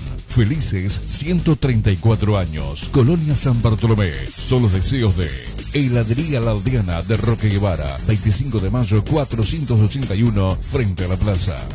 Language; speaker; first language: Spanish; native; Spanish